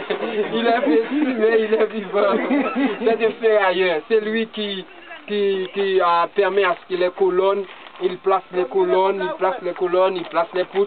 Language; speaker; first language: French; non-native, local second language; Haitian Creole